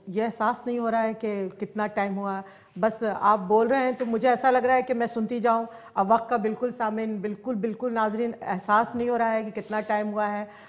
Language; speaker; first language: Urdu; native; Urdu